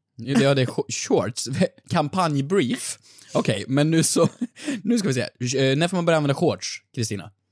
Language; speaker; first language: Swedish; native; Swedish